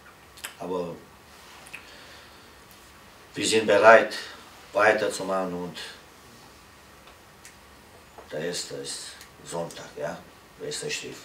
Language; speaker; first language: German; non-native, learner; Romanian